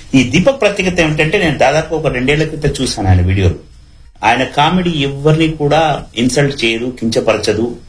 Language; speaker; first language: Telugu; native; Telugu